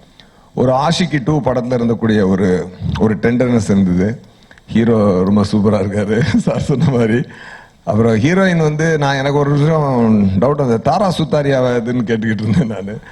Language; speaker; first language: Tamil; native; Tamil